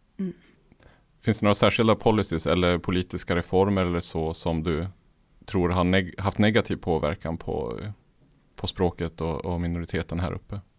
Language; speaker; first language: Swedish; native; Swedish